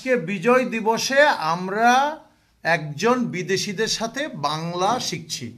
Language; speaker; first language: Bangla; native; Bangla